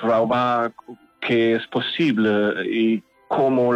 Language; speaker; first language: Spanish; non-native, learner; German